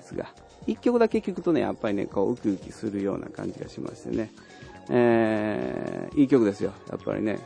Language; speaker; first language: Japanese; native; Japanese